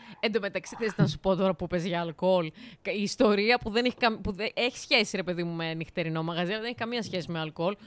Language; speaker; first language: Greek; native; Greek